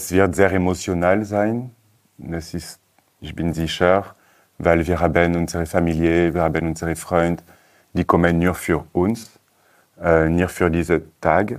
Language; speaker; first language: German; non-native, learner; French